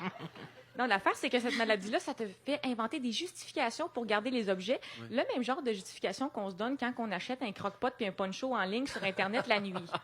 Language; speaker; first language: French; native; French